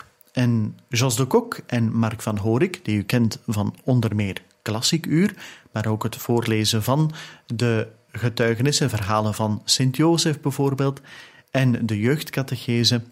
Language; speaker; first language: Dutch; native; Dutch